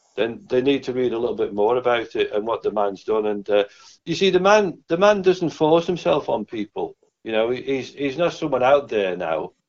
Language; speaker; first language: English; native; English